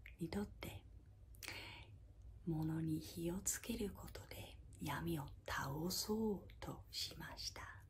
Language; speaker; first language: Japanese; non-native, fluent; English